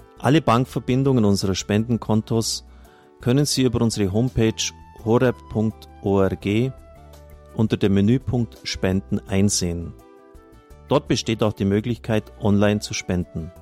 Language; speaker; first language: German; native; German